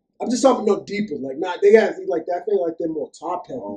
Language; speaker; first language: English; native; English